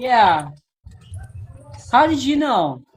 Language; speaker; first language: English; non-native, learner; Cebuano